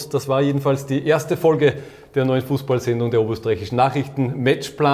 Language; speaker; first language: German; native; German